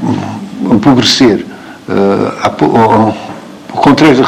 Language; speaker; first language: French; non-native, fluent; Portuguese